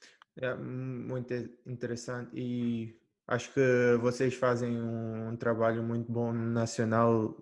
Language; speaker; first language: Portuguese; early bilingual, heritage; Portuguese